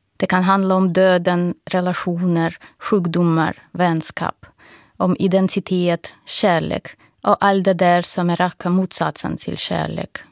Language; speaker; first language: Swedish; non-native, fluent; Russian